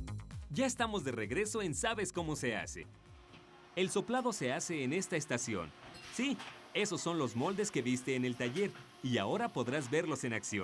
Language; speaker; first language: Spanish; native; Spanish